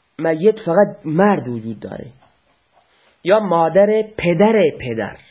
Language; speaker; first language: Persian; non-native, local second language; Baluchi